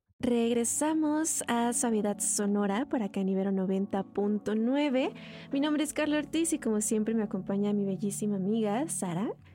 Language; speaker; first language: Spanish; native; Spanish